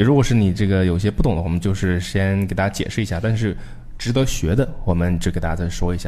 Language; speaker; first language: Chinese; native; Chinese